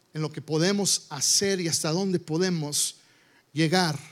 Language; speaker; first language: Spanish; early bilingual, heritage; Spanish